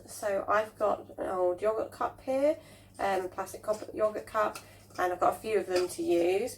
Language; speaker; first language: English; native; English